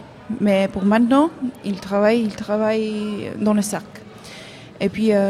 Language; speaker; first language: French; non-native, fluent; Hebrew